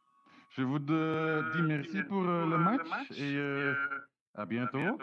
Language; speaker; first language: French; non-native, local second language; Dutch